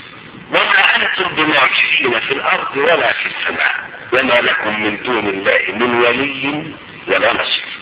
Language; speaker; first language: Arabic; native; Arabic